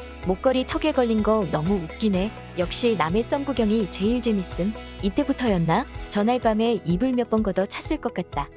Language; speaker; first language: Korean; native; Korean